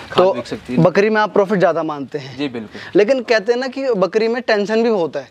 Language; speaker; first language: Hindi; native; Hindi